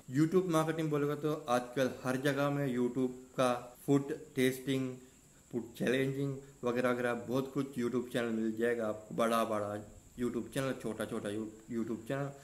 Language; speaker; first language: Hindi; non-native, learner; Sinhala